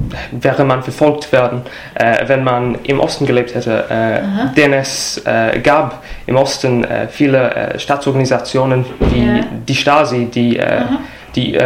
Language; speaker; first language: German; non-native, fluent; English